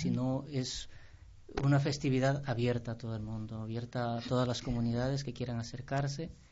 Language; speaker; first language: Spanish; native; Spanish